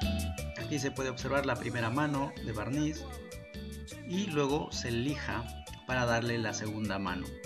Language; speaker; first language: Spanish; native; Spanish